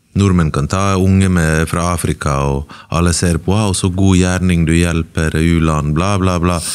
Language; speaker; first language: Norwegian; early bilingual, other home language; Bosnian